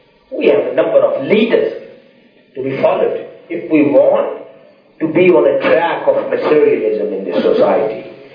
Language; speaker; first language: English; non-native, local second language; Urdu